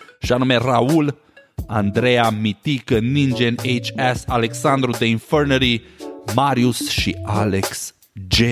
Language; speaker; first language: Romanian; native; Romanian